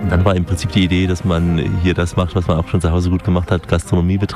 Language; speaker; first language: German; native; German